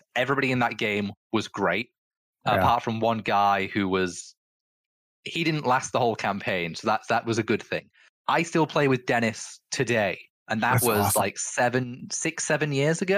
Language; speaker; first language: English; native; English